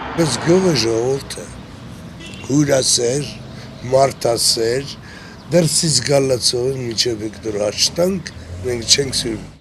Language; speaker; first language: Armenian; native; Armenian